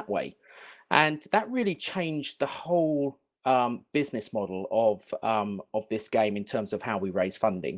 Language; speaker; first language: English; native; English